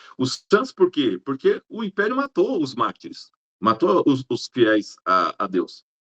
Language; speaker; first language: Portuguese; native; Portuguese